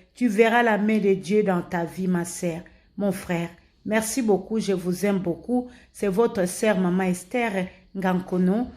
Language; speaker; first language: French; non-native, local second language; Lingala